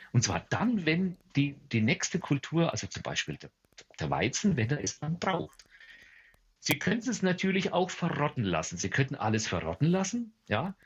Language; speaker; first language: German; native; German